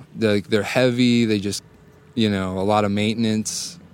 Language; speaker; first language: English; native; English